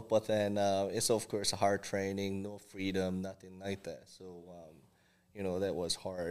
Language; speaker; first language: English; non-native, fluent; Korean